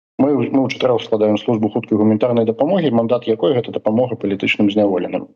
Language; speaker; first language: Belarusian; non-native, local second language; Russian